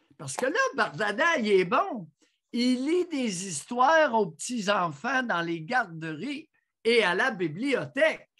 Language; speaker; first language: French; native; French